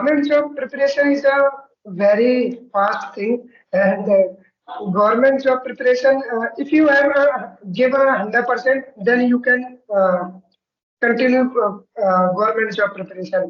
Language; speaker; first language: English; non-native, learner; Hindi